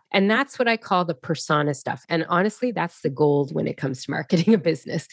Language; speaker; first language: English; native; English